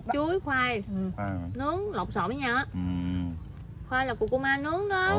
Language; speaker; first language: Vietnamese; native; Vietnamese